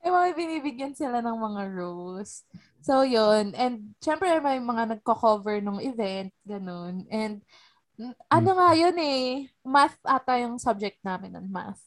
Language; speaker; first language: Filipino; native; Filipino